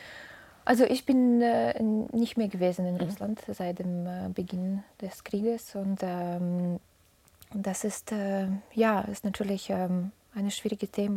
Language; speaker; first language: German; non-native, fluent; Russian